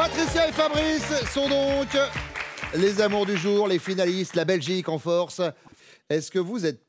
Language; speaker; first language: French; native; French